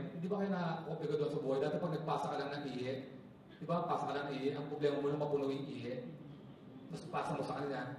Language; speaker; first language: Filipino; native; Filipino